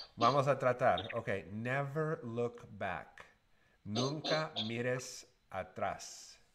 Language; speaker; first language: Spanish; non-native, learner; English